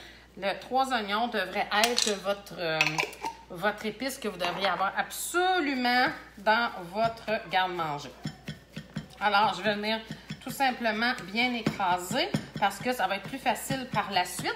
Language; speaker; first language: French; native; French